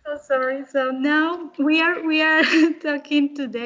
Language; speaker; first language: English; non-native, fluent; Spanish